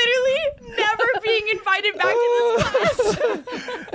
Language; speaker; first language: English; native; English